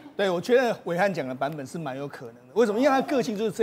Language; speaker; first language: Chinese; native; Chinese